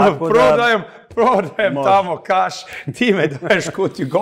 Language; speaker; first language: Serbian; early bilingual, heritage; English